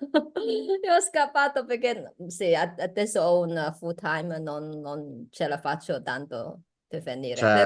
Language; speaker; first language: Italian; non-native, learner; Chinese